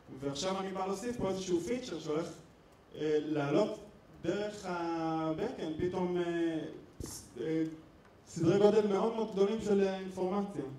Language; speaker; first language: Hebrew; native; Hebrew